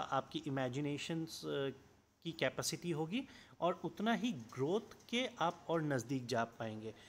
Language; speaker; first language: Hindi; non-native, local second language; Assamese